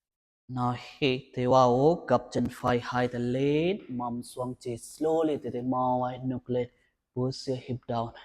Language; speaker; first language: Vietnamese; non-native, learner; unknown